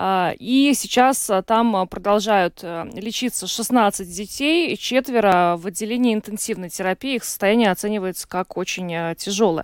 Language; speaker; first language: Russian; native; Russian